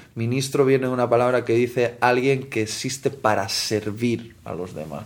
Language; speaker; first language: Spanish; native; Spanish